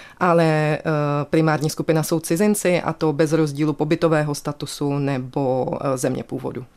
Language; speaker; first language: Czech; native; Czech